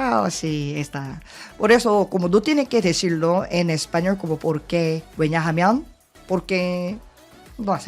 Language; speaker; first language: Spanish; non-native, learner; Korean